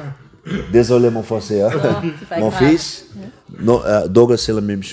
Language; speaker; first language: French; non-native, learner; Portuguese